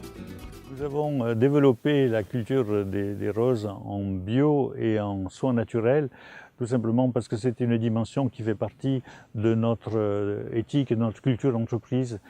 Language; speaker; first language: French; native; French